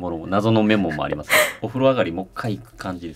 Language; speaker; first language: Japanese; native; Japanese